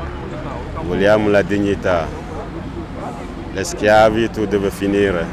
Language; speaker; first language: Italian; non-native, learner; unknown